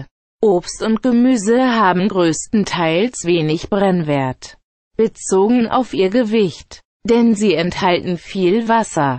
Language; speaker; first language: German; native; German